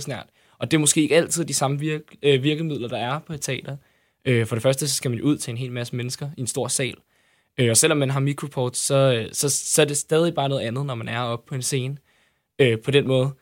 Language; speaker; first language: Danish; native; Danish